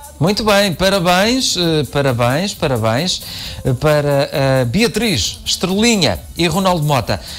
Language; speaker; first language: Portuguese; native; Portuguese